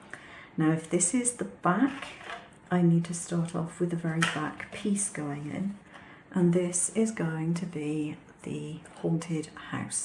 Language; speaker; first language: English; native; English